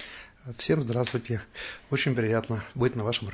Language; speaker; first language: Russian; native; Russian